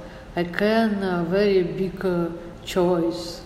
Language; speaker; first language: English; non-native, learner; Russian